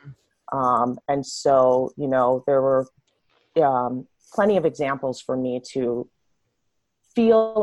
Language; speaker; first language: English; native; English